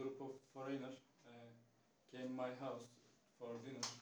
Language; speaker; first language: English; non-native, learner; Turkish